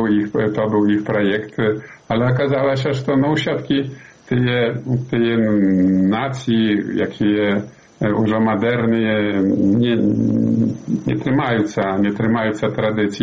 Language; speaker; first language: Polish; non-native, learner; Belarusian